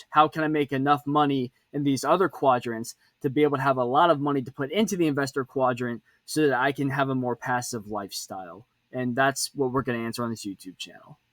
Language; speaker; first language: English; native; English